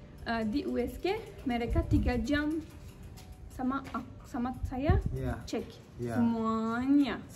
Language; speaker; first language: Indonesian; non-native, learner; Turkish